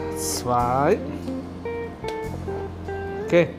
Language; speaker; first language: German; non-native, learner; Italian